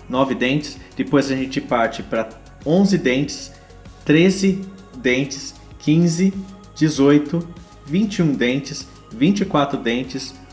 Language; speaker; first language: Portuguese; native; Portuguese